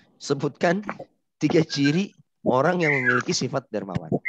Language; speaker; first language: Indonesian; native; Indonesian